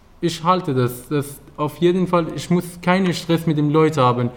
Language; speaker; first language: German; non-native, learner; Persian